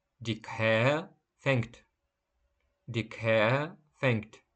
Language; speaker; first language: German; non-native, fluent; Ukrainian